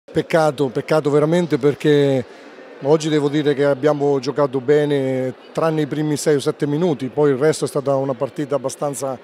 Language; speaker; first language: Italian; native; Italian